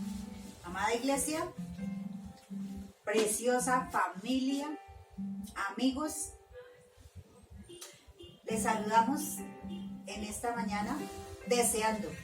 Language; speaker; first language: Spanish; native; Spanish